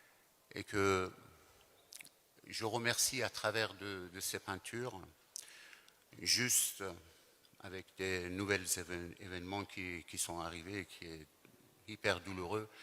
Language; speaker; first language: French; non-native, fluent; Persian